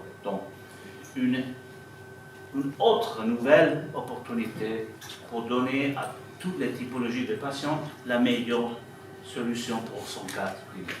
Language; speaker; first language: French; non-native, fluent; Italian